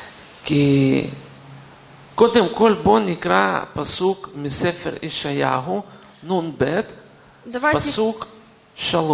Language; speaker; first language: Hebrew; non-native, fluent; Russian